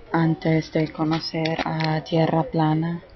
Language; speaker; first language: Spanish; non-native, fluent; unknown